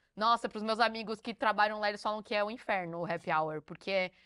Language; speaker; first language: Portuguese; native; Portuguese